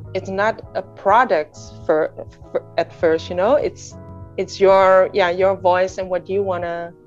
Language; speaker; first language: English; early bilingual, other home language; Indonesian